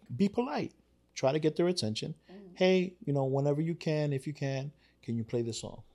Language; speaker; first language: English; native; English